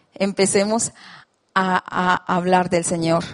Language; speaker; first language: Spanish; native; Spanish